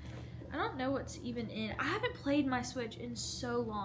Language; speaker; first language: English; native; English